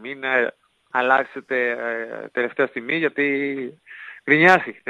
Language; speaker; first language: Greek; non-native, fluent; Spanish